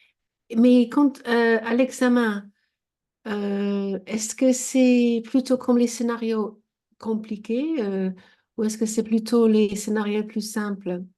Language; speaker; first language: French; non-native, fluent; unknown